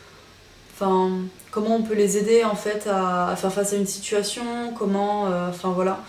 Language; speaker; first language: French; native; French